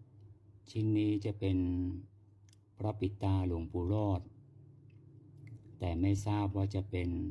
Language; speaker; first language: Thai; native; Thai